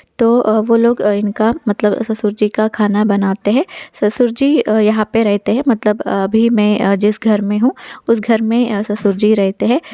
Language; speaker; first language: Hindi; non-native, local second language; Telugu